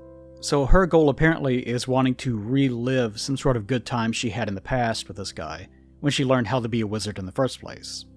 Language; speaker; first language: English; native; English